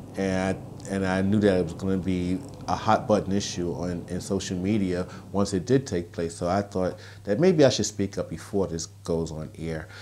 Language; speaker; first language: English; native; English